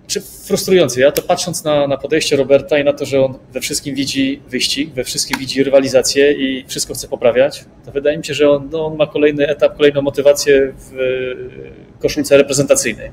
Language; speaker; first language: Polish; native; Polish